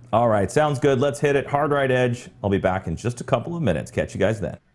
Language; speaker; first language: English; native; English